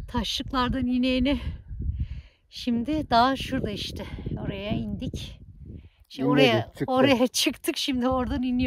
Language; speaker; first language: Turkish; native; Turkish